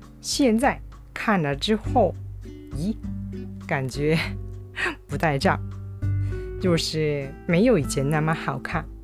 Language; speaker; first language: Chinese; non-native, fluent; Japanese